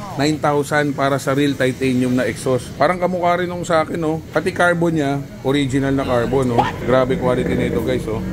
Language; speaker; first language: Filipino; native; Filipino